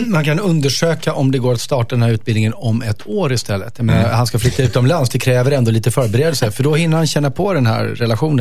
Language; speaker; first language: Swedish; native; Swedish